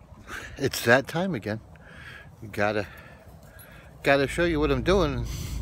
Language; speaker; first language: English; native; English